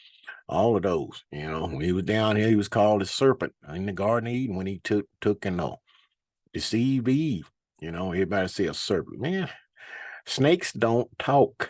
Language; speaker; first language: English; native; English